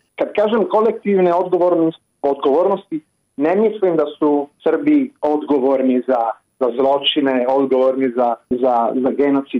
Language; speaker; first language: Croatian; non-native, fluent; Italian